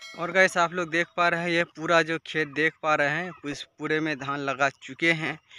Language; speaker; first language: Hindi; native; Hindi